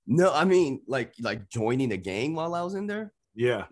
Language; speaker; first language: English; native; English